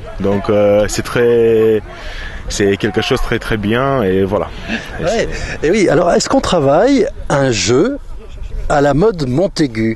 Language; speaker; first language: French; non-native, fluent; Romanian